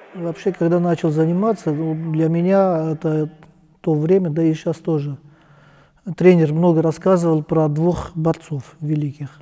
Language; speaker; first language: Russian; non-native, local second language; Armenian